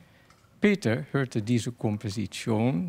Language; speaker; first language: German; non-native, fluent; Dutch